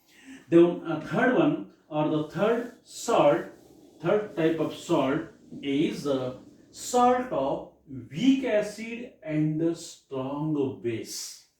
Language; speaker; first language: English; non-native, local second language; Marathi